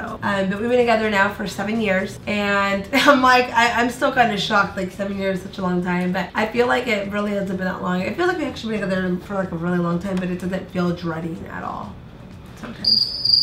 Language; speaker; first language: English; native; English